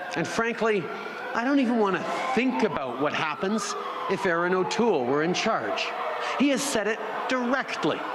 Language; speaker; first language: English; early bilingual, other home language; French